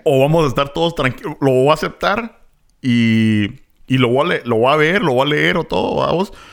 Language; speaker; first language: Spanish; native; Spanish